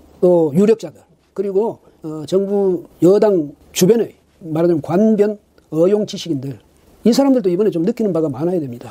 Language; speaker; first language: Korean; native; Korean